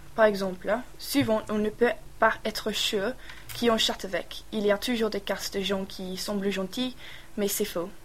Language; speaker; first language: French; non-native, learner; English